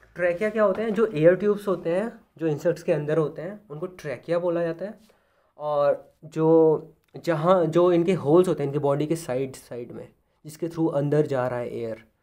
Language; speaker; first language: Hindi; native; Hindi